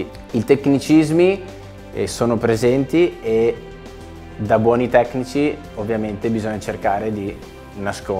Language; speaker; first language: Italian; native; Italian